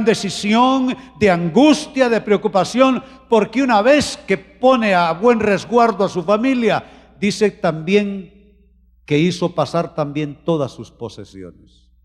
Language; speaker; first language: Spanish; native; Spanish